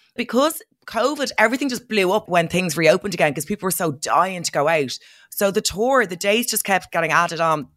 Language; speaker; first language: English; native; English